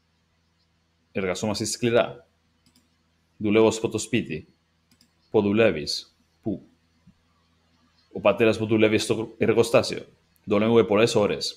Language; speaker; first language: Greek; non-native, learner; English